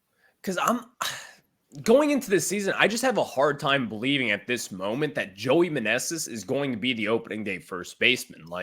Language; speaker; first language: English; native; English